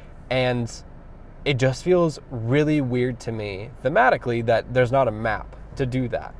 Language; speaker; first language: English; native; English